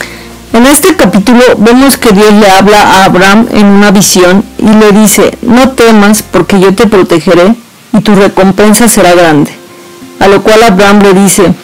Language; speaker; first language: Spanish; native; Spanish